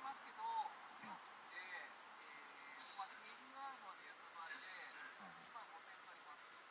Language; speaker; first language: Japanese; native; Japanese